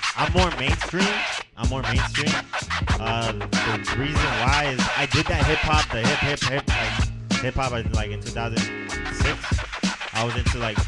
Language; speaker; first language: English; native; English